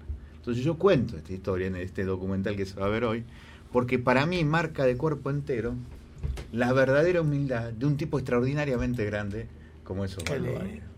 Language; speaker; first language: Spanish; native; Spanish